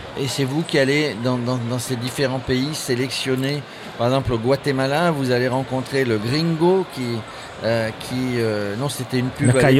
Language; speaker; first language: French; native; French